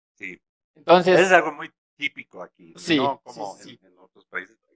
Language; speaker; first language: Spanish; non-native, fluent; German